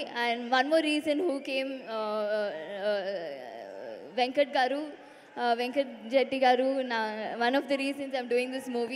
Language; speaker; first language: Telugu; non-native, local second language; Tamil